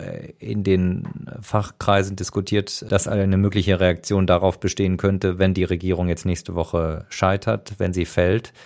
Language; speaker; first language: German; native; German